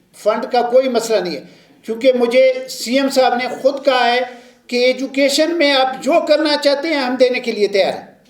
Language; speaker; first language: Urdu; non-native, local second language; Baluchi